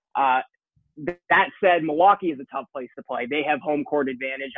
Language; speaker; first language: English; native; English